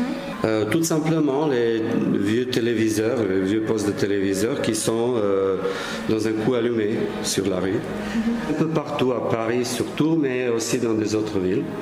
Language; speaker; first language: French; non-native, fluent; Serbian